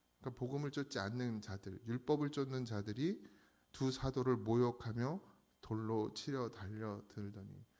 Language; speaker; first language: Korean; native; Korean